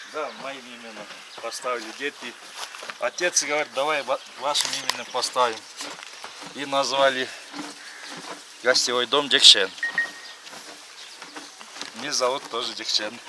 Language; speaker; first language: Russian; non-native, local second language; Kyrgyz